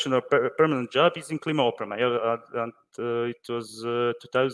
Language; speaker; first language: English; non-native, learner; Croatian